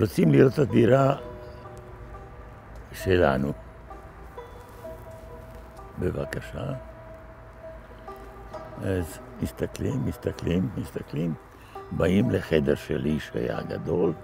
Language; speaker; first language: Hebrew; non-native, fluent; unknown